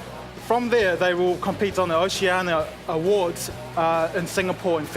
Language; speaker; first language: English; native; English